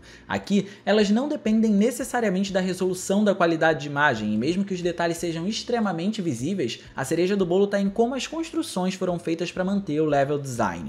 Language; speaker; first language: Portuguese; native; Portuguese